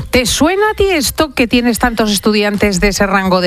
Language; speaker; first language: Spanish; native; Spanish